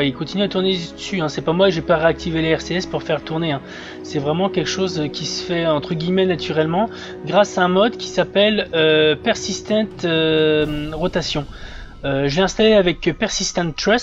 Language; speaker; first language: French; native; French